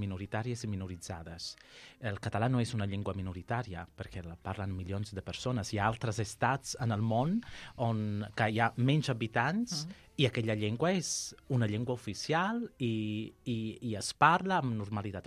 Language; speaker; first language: Catalan; non-native, fluent; Sicilian